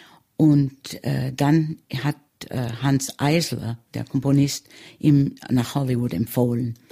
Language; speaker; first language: German; early bilingual, heritage; German